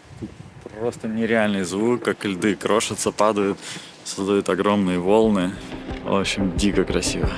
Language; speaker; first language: Russian; native; Russian